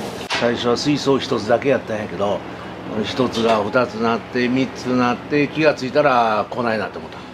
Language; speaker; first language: Japanese; native; Japanese